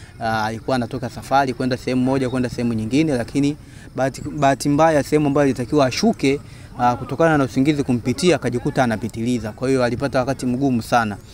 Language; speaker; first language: Swahili; native; Swahili